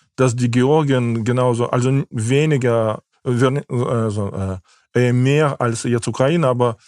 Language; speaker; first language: German; non-native, fluent; Ukrainian